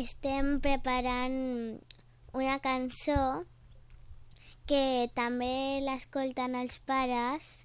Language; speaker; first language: Catalan; non-native, local second language; Spanish